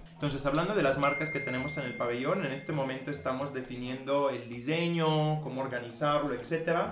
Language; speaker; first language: Spanish; non-native, fluent; Italian